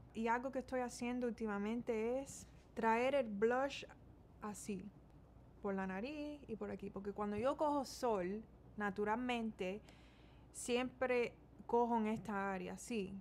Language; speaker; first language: Spanish; early bilingual, heritage; Spanish